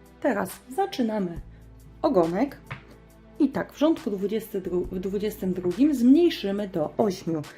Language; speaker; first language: Polish; native; Polish